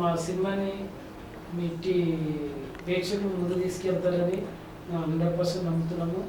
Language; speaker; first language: Telugu; native; Telugu